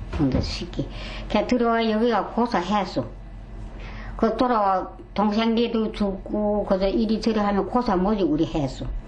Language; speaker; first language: Korean; early bilingual, heritage; Korean